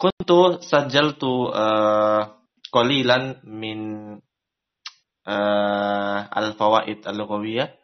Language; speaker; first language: Arabic; non-native, fluent; Indonesian